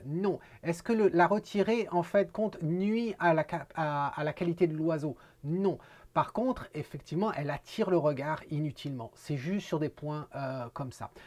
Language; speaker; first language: French; native; French